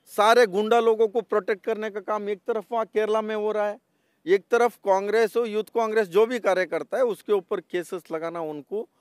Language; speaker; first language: Hindi; non-native, local second language; Kannada